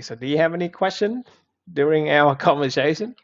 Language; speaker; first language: English; non-native, fluent; Vietnamese